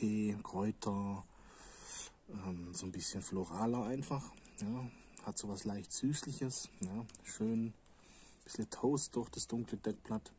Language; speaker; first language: German; native; German